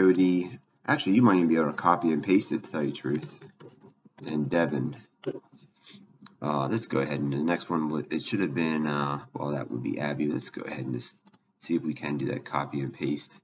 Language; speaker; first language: English; native; English